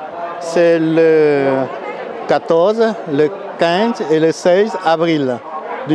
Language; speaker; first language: French; non-native, learner; Khmer